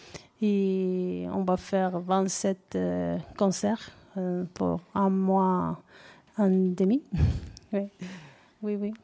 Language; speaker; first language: French; non-native, learner; Spanish